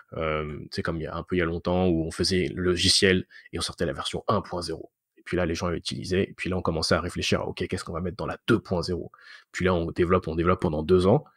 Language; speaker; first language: French; native; French